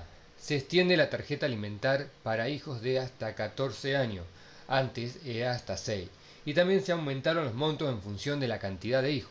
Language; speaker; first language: Spanish; native; Spanish